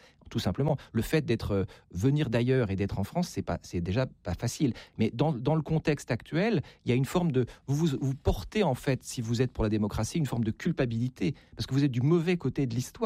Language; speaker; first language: French; native; French